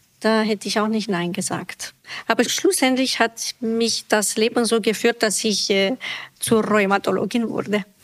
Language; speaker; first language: German; non-native, fluent; Romanian